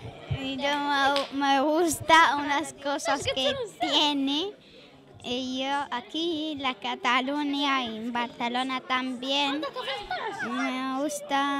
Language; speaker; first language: Spanish; non-native, learner; Arabic